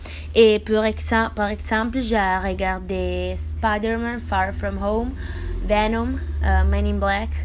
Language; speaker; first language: French; non-native, fluent; Italian